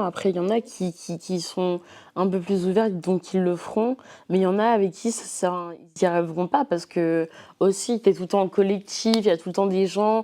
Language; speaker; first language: French; native; French